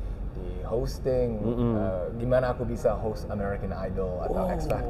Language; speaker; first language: Indonesian; early bilingual, heritage; English